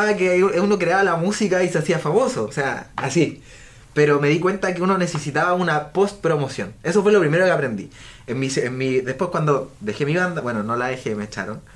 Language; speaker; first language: Spanish; native; Spanish